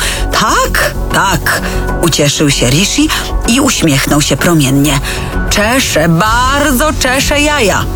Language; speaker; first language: Polish; native; Polish